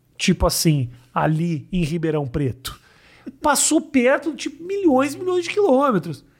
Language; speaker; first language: Portuguese; native; Portuguese